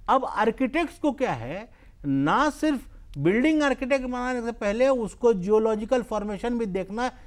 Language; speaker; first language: Hindi; native; Hindi